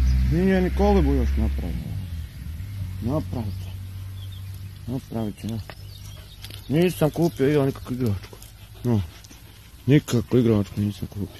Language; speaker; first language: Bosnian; early bilingual, heritage; Bosnian